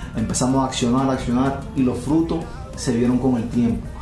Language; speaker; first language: Spanish; native; Spanish